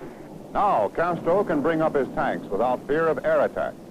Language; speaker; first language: English; native; English